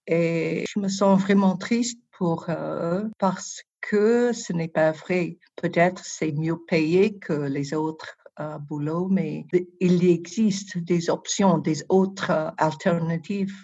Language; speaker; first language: French; non-native, fluent; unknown